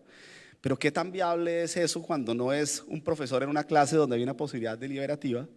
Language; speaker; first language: Spanish; native; Spanish